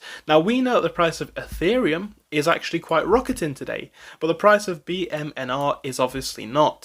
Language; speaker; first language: English; native; English